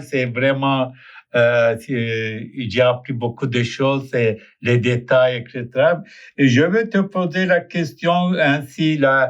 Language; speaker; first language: French; non-native, fluent; Turkish